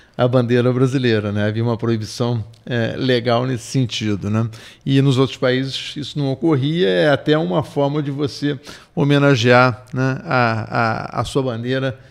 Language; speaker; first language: Portuguese; native; Portuguese